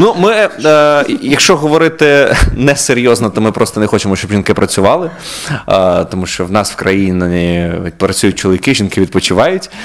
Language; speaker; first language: Ukrainian; native; Ukrainian